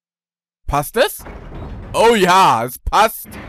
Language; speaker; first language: German; native; German